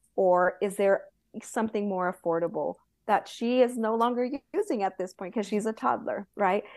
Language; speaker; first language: English; early bilingual, other home language; Spanish